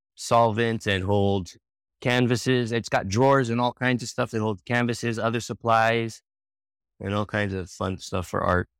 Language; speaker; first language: English; native; English